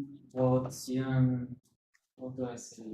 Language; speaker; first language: Chinese; non-native, learner; Portuguese